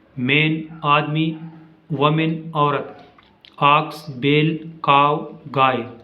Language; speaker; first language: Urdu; non-native, local second language; Pashto